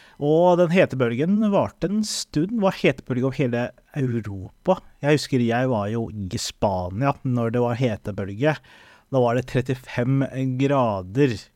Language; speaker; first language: Norwegian; early bilingual, other home language; Somali